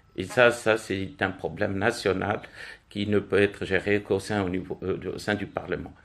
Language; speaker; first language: French; non-native, local second language; Arabic